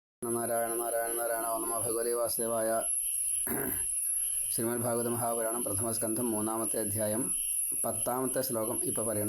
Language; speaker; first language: Malayalam; native; Malayalam